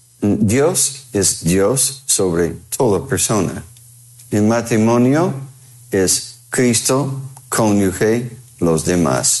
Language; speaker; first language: Spanish; non-native, fluent; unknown